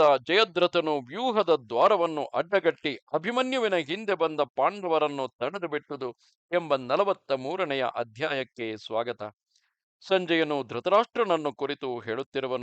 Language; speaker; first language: Kannada; native; Kannada